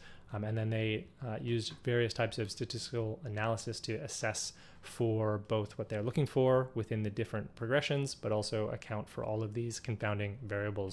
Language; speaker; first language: English; native; English